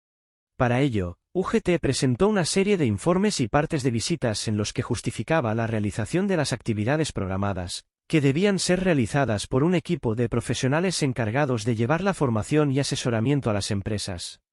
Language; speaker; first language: Spanish; native; Spanish